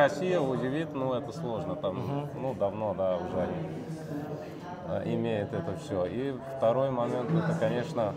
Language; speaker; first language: Russian; non-native, local second language; Uzbek